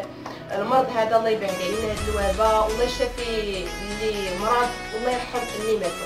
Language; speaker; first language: Arabic; native; Arabic